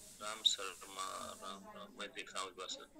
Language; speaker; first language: Hindi; native; Hindi